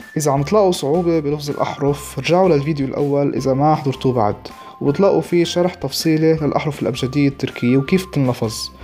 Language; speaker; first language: Arabic; native; Arabic